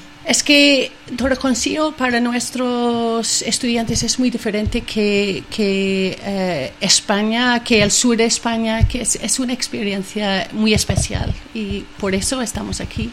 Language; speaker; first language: Spanish; non-native, fluent; English